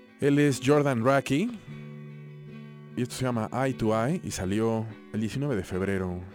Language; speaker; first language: Spanish; native; Spanish